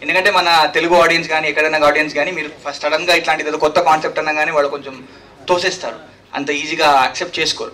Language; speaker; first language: Telugu; native; Telugu